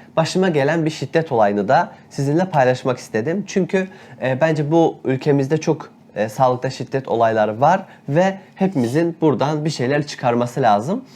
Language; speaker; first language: Turkish; native; Turkish